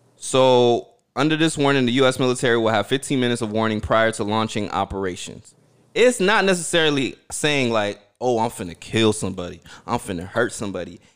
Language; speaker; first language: English; early bilingual, other home language; Haitian Creole